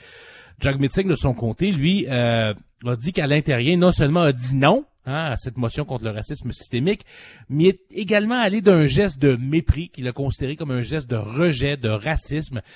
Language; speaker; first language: French; native; French